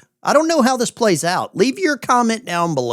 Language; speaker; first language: English; native; English